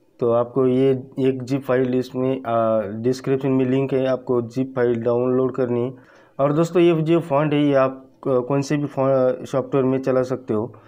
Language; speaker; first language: Hindi; non-native, local second language; Marathi